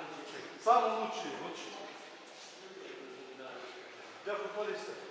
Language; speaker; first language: Russian; non-native, local second language; Kyrgyz